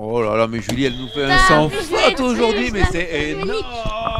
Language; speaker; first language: French; native; French